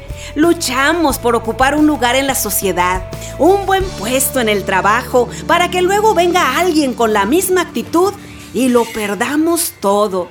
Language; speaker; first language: Spanish; native; Spanish